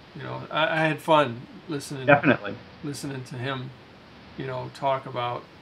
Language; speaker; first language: English; native; English